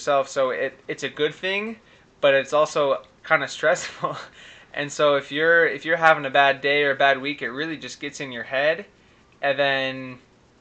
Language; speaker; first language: English; native; English